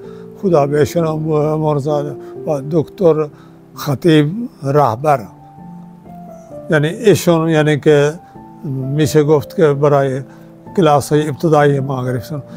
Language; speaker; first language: Persian; non-native, fluent; Punjabi